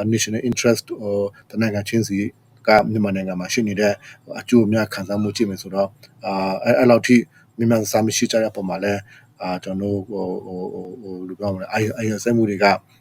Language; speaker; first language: Burmese; non-native, local second language; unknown